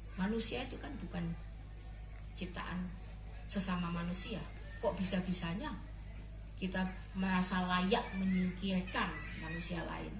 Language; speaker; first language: Indonesian; native; Indonesian